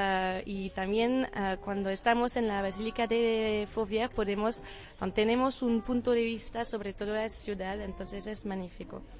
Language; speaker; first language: Spanish; non-native, fluent; French